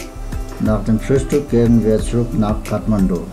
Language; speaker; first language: German; non-native, fluent; Nepali